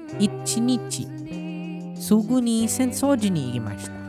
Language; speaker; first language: Japanese; non-native, learner; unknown